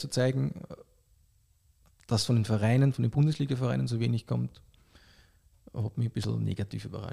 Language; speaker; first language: German; native; German